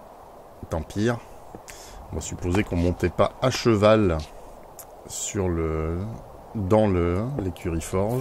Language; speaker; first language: French; native; French